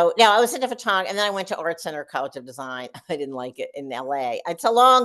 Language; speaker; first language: English; native; English